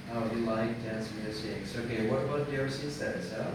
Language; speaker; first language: English; non-native, fluent; Indonesian